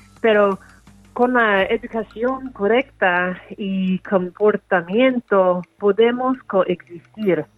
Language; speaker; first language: Spanish; non-native, learner; English